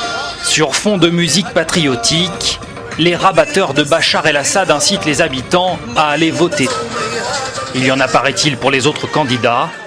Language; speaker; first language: French; native; French